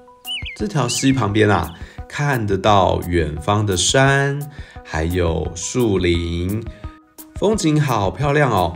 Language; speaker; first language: Chinese; native; Chinese